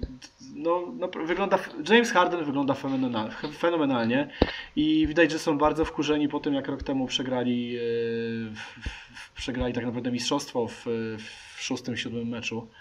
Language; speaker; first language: Polish; native; Polish